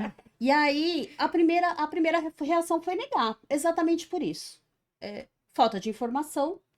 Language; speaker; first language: Portuguese; native; Portuguese